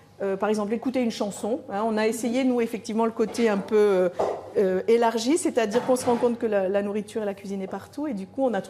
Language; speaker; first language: French; native; French